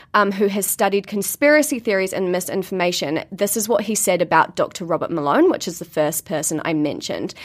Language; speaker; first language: English; native; English